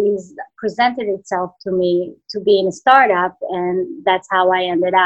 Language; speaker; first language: English; non-native, fluent; Hebrew